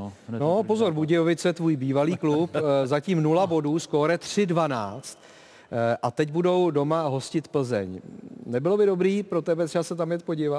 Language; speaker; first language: Czech; native; Czech